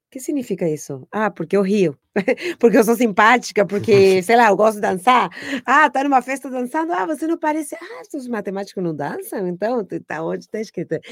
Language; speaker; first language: Portuguese; non-native, fluent; Spanish